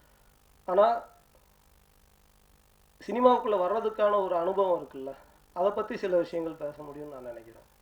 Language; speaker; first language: Tamil; native; Tamil